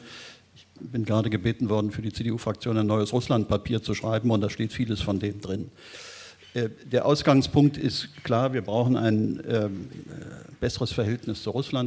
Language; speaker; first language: German; native; German